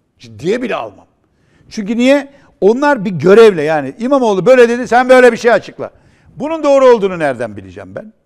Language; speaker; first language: Turkish; native; Turkish